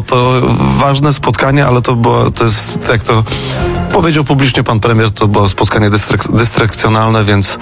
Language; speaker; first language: Polish; native; Polish